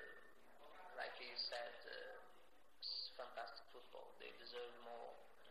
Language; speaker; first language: English; non-native, learner; Portuguese